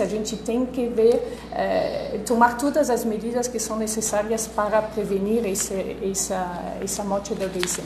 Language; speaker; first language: Portuguese; non-native, fluent; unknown